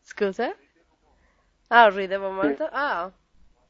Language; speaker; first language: Italian; non-native, learner; Spanish